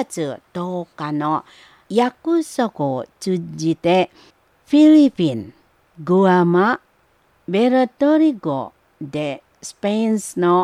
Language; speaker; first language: Japanese; non-native, fluent; Indonesian